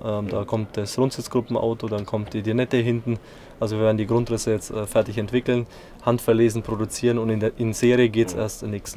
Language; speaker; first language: German; native; German